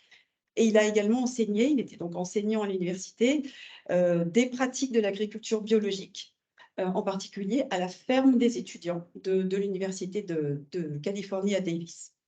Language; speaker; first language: French; native; French